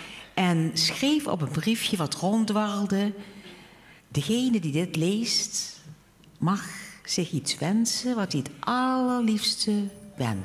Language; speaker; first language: Dutch; native; Dutch